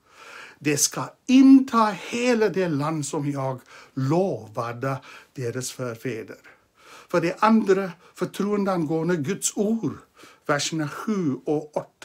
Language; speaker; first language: Swedish; non-native, fluent; English